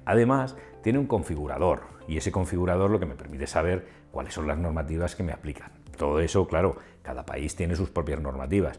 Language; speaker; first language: Spanish; native; Spanish